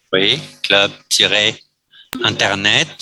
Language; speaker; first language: French; non-native, fluent; Vietnamese